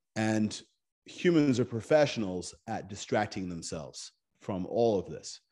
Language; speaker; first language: English; native; English